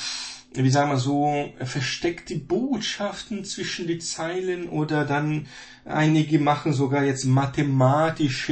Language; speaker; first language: German; non-native, fluent; Portuguese